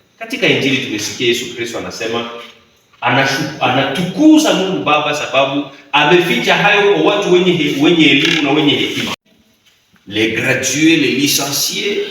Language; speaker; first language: Swahili; native; Swahili